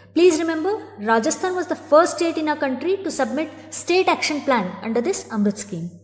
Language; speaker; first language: English; non-native, local second language; Kannada